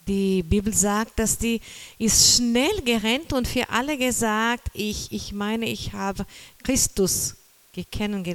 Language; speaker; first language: German; non-native, fluent; Portuguese